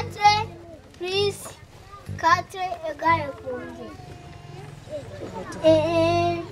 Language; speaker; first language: French; non-native, learner; Kinyarwanda